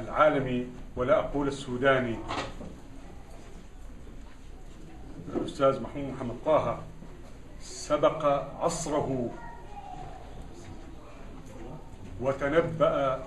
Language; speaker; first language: Arabic; native; Arabic